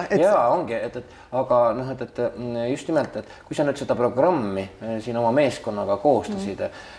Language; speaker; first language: Estonian; native; Estonian